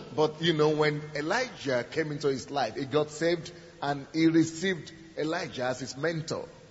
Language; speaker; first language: English; non-native, local second language; Yoruba